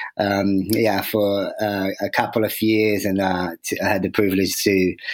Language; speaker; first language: English; non-native, fluent; Portuguese